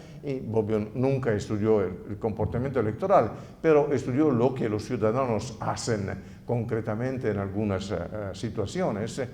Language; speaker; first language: Spanish; non-native, fluent; Italian